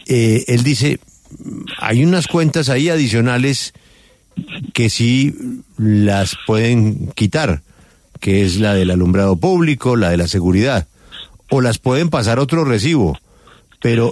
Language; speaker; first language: Spanish; native; Spanish